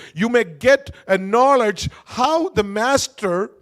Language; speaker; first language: English; non-native, local second language; Malayalam